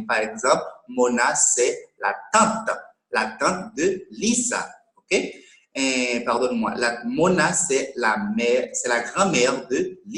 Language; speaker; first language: French; non-native, local second language; Haitian Creole